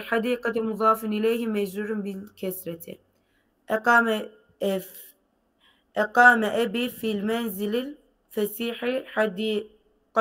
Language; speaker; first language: Arabic; non-native, learner; Turkish